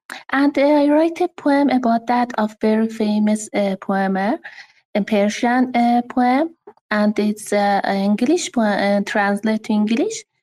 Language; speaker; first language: English; non-native, learner; Persian